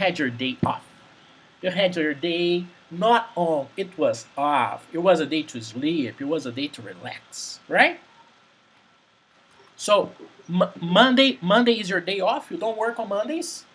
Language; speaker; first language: English; non-native, fluent; Portuguese